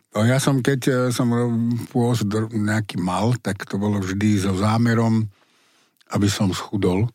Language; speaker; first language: Slovak; native; Slovak